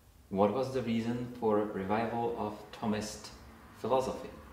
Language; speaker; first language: English; non-native, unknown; Czech